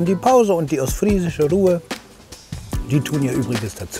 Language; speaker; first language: German; native; German